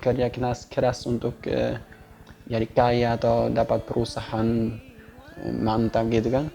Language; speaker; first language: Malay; non-native, fluent; Swedish